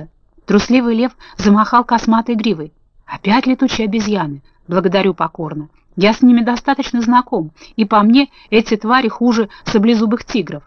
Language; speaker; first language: Russian; native; Russian